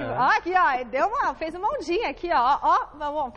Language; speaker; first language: Portuguese; native; Portuguese